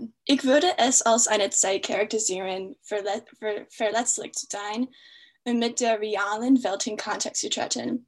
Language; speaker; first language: German; non-native, fluent; English